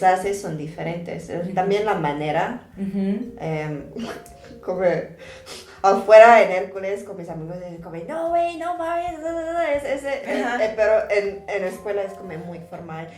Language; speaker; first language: Spanish; non-native, learner; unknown